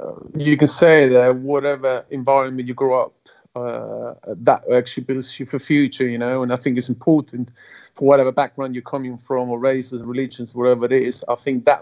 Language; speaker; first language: English; non-native, fluent; German